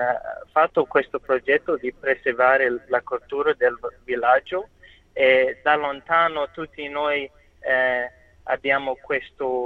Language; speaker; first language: Italian; non-native, learner; English